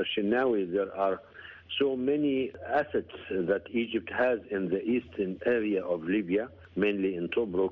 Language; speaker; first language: English; non-native, fluent; Arabic